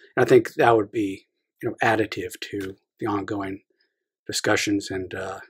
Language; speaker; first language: English; native; English